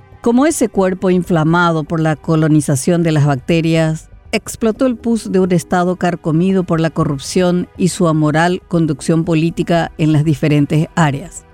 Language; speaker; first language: Spanish; native; Spanish